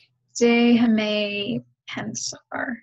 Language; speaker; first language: Spanish; non-native, learner; English